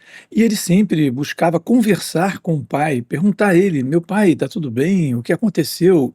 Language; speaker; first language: Portuguese; native; Portuguese